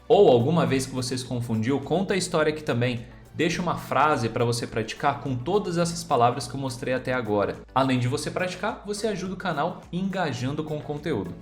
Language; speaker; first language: Portuguese; native; Portuguese